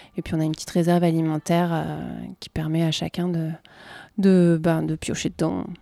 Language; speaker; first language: French; native; French